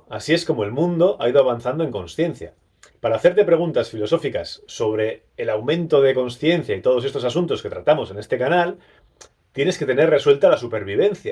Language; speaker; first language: Spanish; native; Spanish